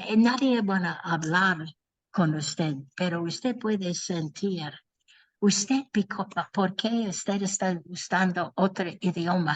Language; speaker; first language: Spanish; non-native, learner; English